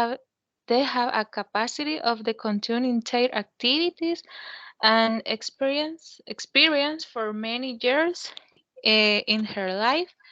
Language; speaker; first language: English; non-native, learner; Spanish